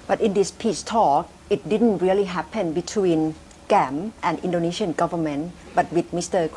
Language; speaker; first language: English; non-native, fluent; Thai